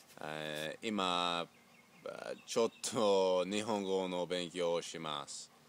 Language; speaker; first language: Japanese; non-native, learner; English